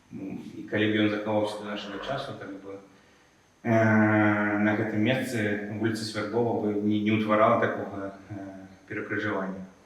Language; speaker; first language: Belarusian; non-native, local second language; Russian